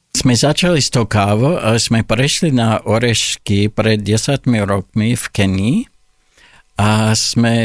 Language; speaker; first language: Slovak; non-native, fluent; English